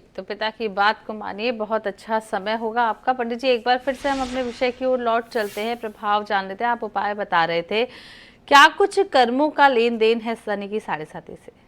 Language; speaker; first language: Hindi; native; Hindi